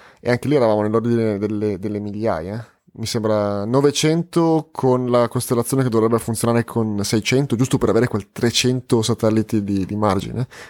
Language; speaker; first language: Italian; native; Italian